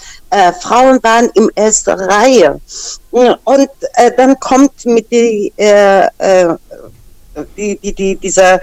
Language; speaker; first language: German; non-native, fluent; Persian